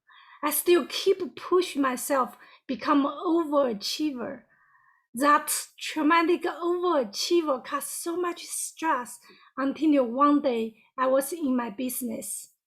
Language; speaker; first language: English; non-native, fluent; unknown